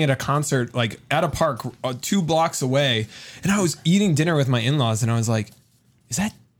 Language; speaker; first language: English; native; English